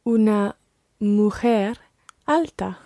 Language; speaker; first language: Spanish; non-native, learner; English